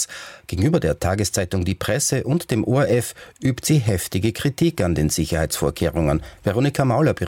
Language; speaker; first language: German; native; German